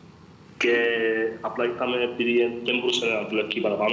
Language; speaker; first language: Greek; early bilingual, other home language; English